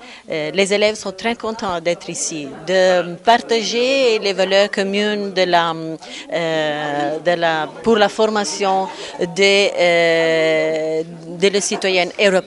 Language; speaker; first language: French; non-native, fluent; Italian